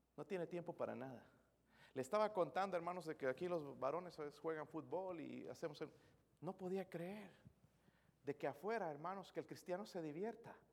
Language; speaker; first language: Spanish; native; Spanish